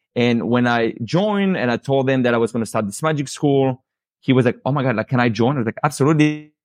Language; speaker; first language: English; non-native, fluent; French